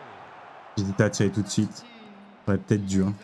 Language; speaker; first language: French; native; French